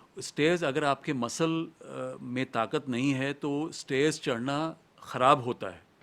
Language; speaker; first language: Hindi; native; Hindi